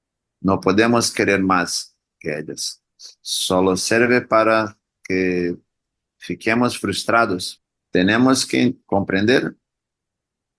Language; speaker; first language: Spanish; non-native, learner; Portuguese